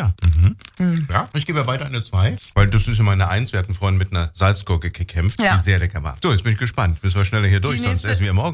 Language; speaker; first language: German; native; German